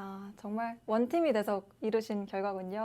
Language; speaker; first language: Korean; native; Korean